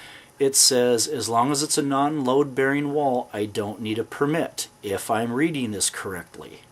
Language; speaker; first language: English; native; English